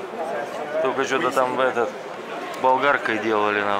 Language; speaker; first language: Russian; native; Russian